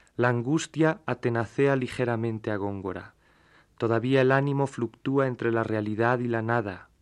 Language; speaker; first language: Spanish; native; Spanish